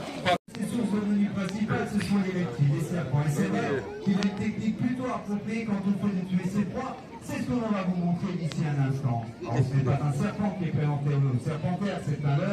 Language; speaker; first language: French; native; French